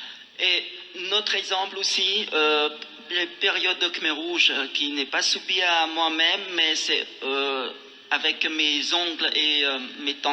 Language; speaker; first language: French; non-native, fluent; Khmer